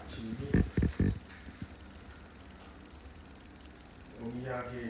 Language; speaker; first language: Japanese; non-native, learner; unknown